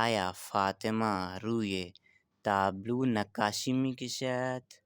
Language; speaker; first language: Persian; non-native, fluent; Urdu